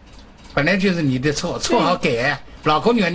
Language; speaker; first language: Chinese; native; Chinese